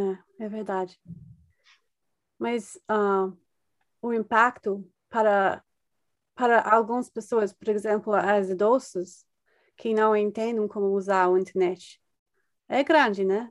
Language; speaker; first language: Portuguese; non-native, fluent; English